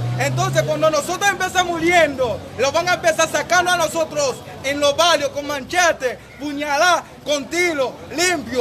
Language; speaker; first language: Spanish; non-native, learner; Haitian Creole